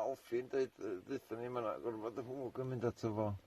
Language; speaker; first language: Welsh; native; Welsh